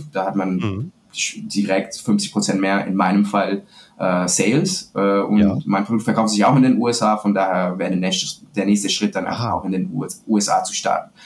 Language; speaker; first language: German; non-native, fluent; Spanish